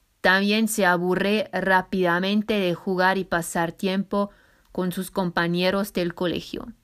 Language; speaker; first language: Spanish; non-native, fluent; German